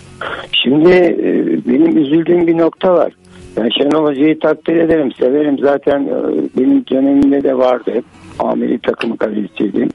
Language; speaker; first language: Turkish; native; Turkish